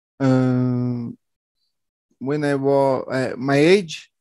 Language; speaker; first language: English; non-native, learner; Portuguese